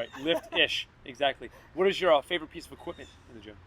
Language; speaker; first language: English; native; English